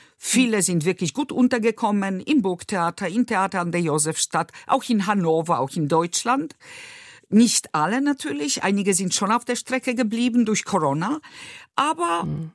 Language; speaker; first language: German; non-native, fluent; Polish